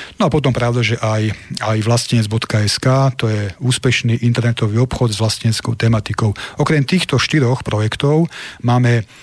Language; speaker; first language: Slovak; native; Slovak